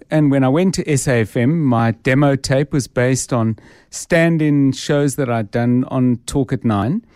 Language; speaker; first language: English; native; English